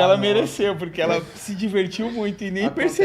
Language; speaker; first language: Portuguese; native; Portuguese